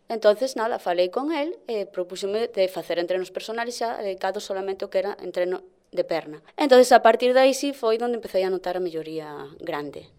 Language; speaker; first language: Galician; native; Galician